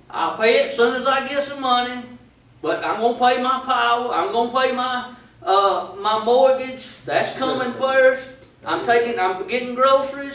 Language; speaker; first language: English; native; English